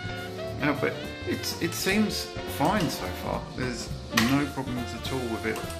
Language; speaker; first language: English; native; English